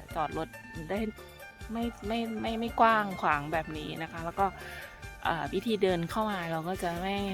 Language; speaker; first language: Thai; native; Thai